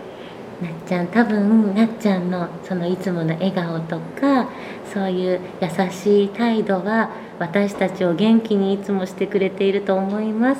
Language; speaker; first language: Japanese; native; Japanese